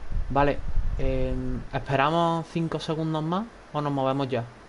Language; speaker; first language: Spanish; native; Spanish